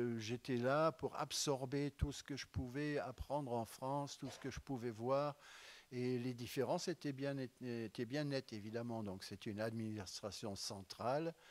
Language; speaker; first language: French; non-native, fluent; German